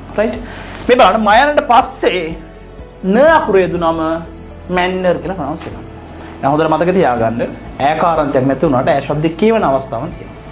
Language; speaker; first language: Sinhala; non-native, local second language; Tamil